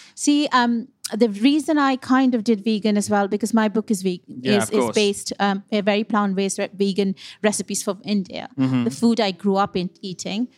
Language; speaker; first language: English; non-native, local second language; Punjabi